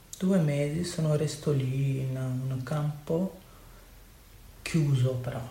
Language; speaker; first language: Italian; non-native, learner; Urdu